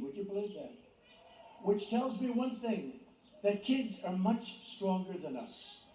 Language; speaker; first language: English; native; English